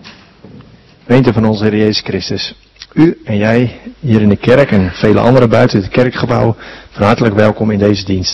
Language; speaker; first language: Dutch; native; Dutch